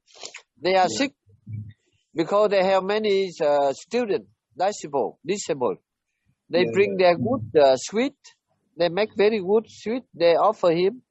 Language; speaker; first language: English; non-native, learner; Vietnamese